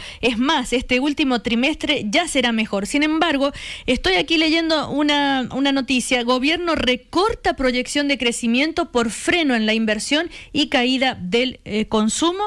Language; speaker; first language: Spanish; native; Spanish